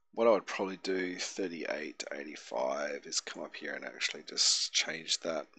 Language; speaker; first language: English; native; English